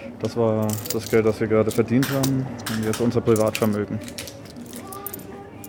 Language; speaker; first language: German; native; German